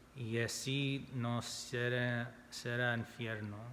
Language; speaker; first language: Spanish; non-native, learner; English